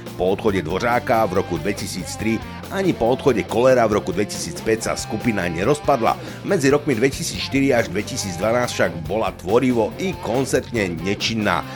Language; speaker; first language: Slovak; native; Slovak